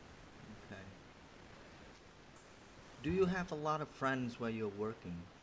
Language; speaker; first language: English; non-native, fluent; Vietnamese